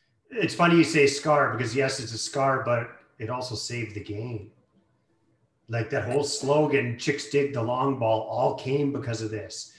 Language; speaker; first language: English; native; English